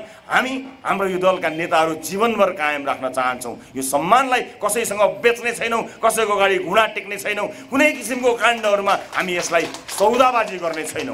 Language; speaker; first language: Nepali; native; Nepali